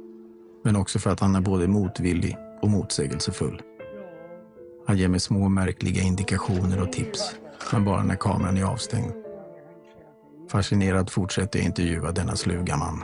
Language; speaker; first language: Swedish; native; Swedish